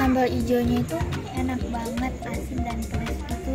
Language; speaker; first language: Indonesian; native; Indonesian